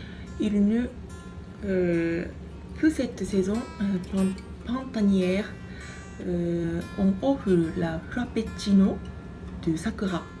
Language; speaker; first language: French; non-native, fluent; Japanese